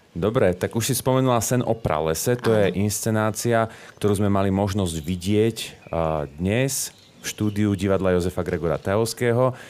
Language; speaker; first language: Slovak; native; Slovak